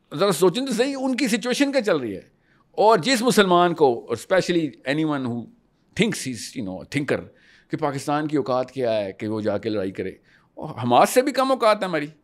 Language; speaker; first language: Urdu; native; Urdu